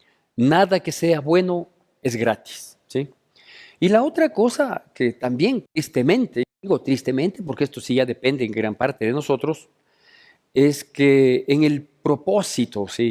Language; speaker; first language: Spanish; native; Spanish